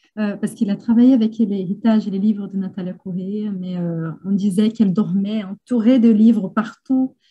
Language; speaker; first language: Portuguese; native; Portuguese